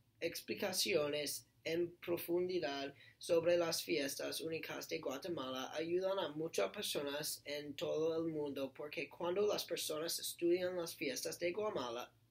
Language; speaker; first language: Spanish; non-native, learner; English